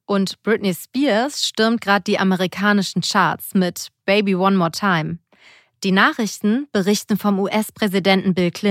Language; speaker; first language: German; native; German